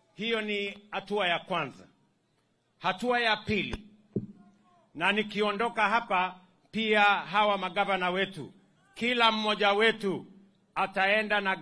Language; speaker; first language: Swahili; non-native, local second language; Kalenjin